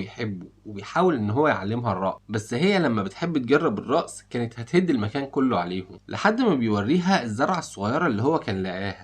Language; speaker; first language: Arabic; native; Arabic